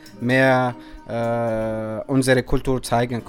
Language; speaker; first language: German; non-native, fluent; Arabic